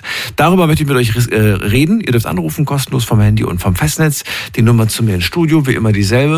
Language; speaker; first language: German; native; German